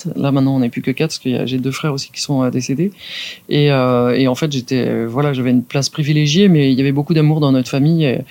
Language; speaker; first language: French; native; French